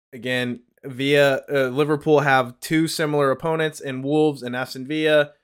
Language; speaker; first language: English; native; English